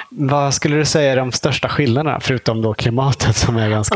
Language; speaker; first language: Swedish; native; Swedish